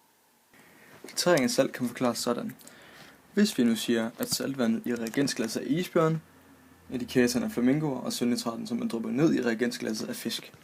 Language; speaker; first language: Danish; native; Danish